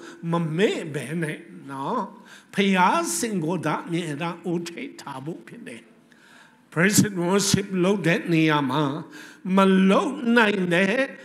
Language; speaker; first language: Burmese; non-native, local second language; Tedim Chin